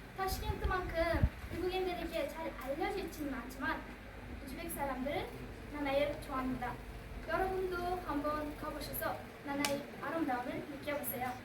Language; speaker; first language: Korean; non-native, learner; Uzbek